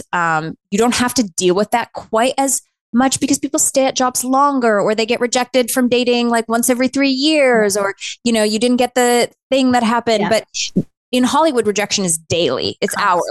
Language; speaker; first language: English; native; English